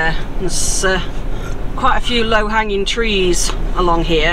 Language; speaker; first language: English; native; English